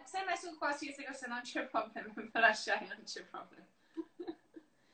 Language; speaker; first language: Italian; non-native, learner; English